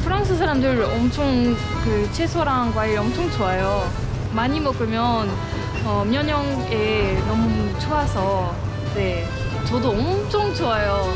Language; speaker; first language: Korean; non-native, learner; French